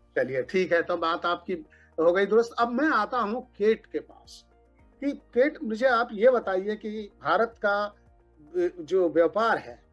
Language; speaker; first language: Hindi; native; Hindi